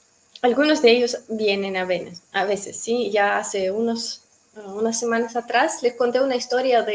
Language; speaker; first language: Spanish; non-native, fluent; Russian